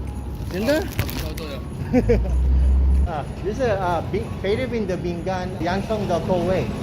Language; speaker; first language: Chinese; non-native, learner; Filipino